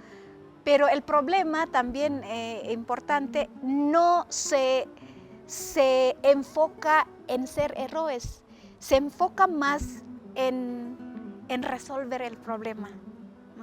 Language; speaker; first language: Spanish; non-native, fluent; Indonesian